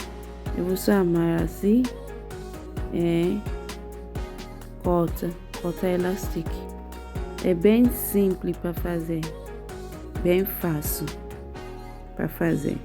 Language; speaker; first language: Portuguese; non-native, learner; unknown